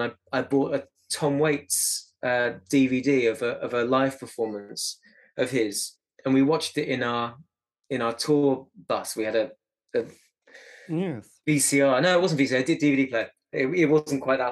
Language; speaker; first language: English; native; English